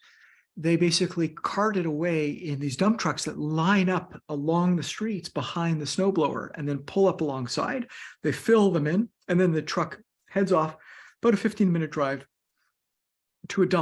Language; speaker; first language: English; native; English